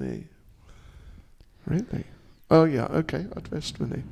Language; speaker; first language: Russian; non-native, learner; English